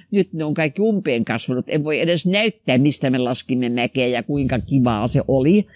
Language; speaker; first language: Finnish; non-native, local second language; Swedish